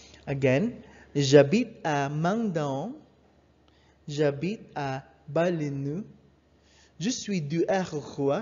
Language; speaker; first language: French; non-native, learner; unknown